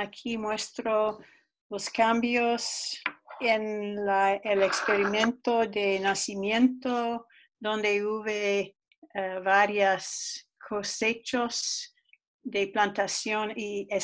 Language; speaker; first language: Spanish; non-native, fluent; English